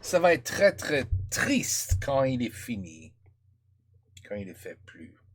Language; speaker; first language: French; non-native, learner; English